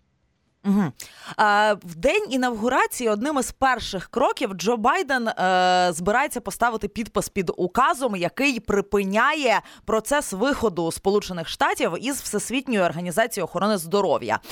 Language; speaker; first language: Ukrainian; native; Ukrainian